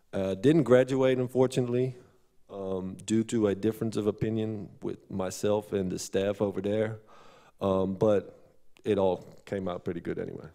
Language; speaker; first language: English; non-native, fluent; Dutch